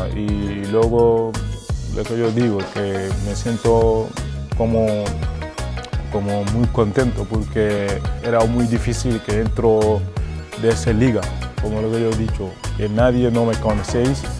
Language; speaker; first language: Spanish; non-native, fluent; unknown